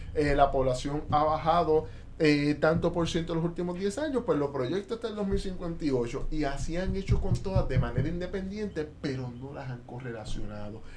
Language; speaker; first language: Spanish; native; Spanish